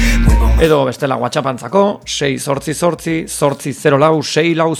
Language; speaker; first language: Basque; native; Basque